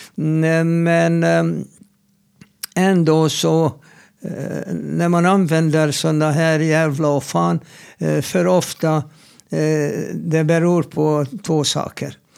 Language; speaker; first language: Swedish; non-native, fluent; Hungarian